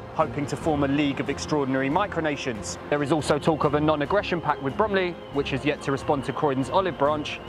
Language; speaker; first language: English; native; English